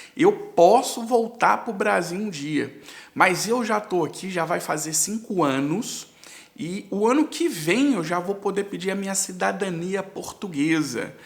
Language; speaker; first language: Portuguese; native; Portuguese